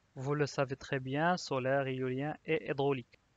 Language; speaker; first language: French; non-native, local second language; Arabic